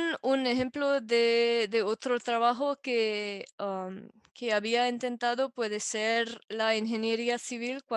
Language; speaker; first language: Spanish; non-native, fluent; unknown